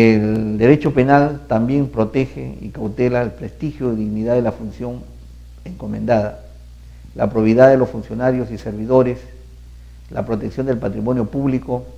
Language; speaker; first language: Spanish; native; Spanish